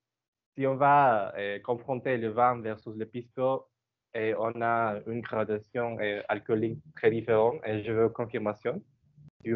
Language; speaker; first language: French; non-native, learner; Spanish